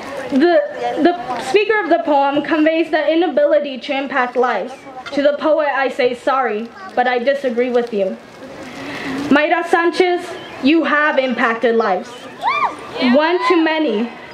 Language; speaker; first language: English; early bilingual, other home language; Spanish